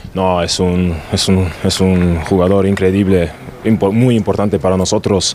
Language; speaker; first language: Spanish; non-native, learner; German